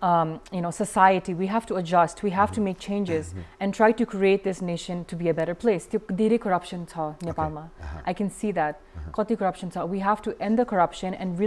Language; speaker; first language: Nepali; early bilingual, heritage; English